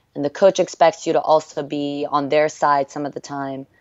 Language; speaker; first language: English; early bilingual, other home language; French